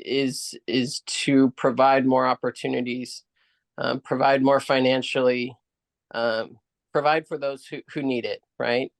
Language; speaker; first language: English; native; English